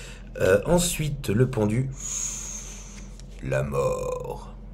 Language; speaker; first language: French; native; French